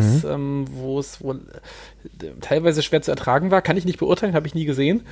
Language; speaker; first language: German; native; German